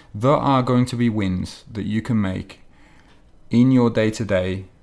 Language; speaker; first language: English; native; English